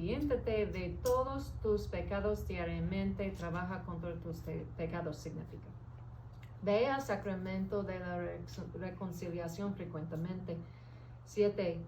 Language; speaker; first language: Spanish; early bilingual, heritage; English